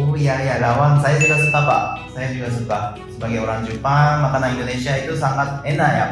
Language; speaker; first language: Indonesian; non-native, fluent; Japanese